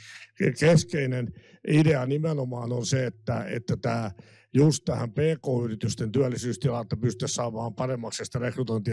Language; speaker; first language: Finnish; native; Finnish